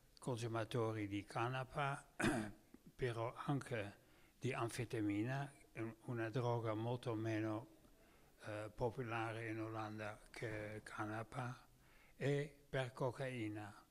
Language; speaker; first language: Italian; non-native, learner; Dutch